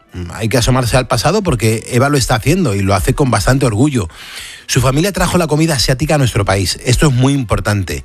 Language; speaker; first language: Spanish; native; Spanish